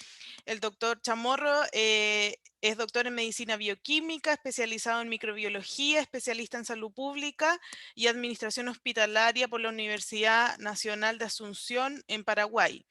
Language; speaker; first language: Spanish; native; Spanish